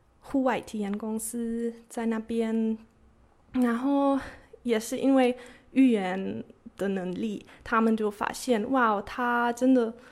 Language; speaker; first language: Chinese; non-native, fluent; German